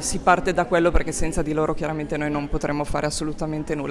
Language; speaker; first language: Italian; native; Italian